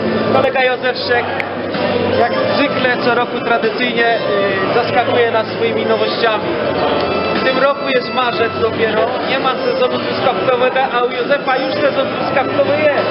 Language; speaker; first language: Polish; native; Polish